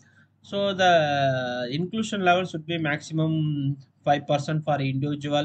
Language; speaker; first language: English; non-native, local second language; Tamil